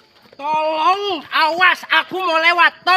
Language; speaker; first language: Indonesian; non-native, local second language; Sundanese